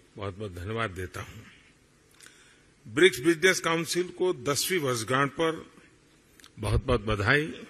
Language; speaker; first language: Hindi; non-native, local second language; Gujarati